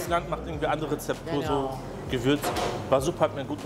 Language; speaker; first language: German; native; German